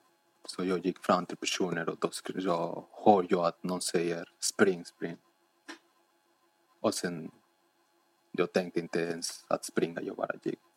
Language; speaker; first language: Swedish; non-native, fluent; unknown